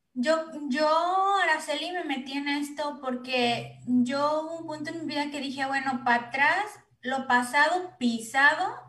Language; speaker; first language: Spanish; native; Spanish